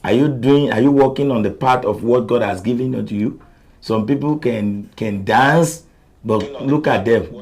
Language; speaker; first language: English; non-native, local second language; Yoruba